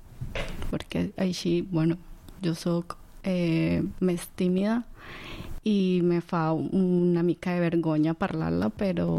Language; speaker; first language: Catalan; non-native, learner; Spanish